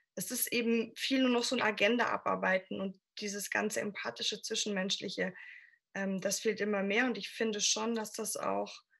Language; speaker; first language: German; native; German